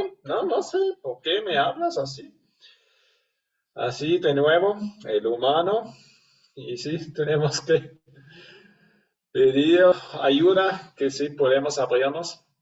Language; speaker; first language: Spanish; non-native, fluent; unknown